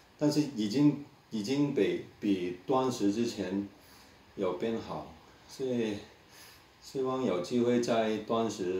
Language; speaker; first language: Chinese; non-native, local second language; Cantonese